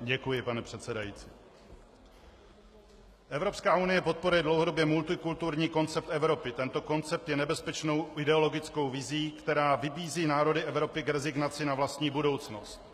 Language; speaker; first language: Czech; native; Czech